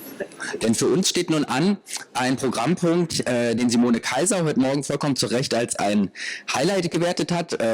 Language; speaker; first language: German; native; German